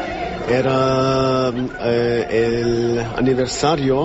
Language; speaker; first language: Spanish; non-native, learner; German